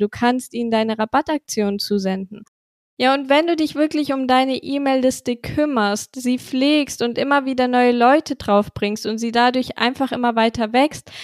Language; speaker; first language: German; native; German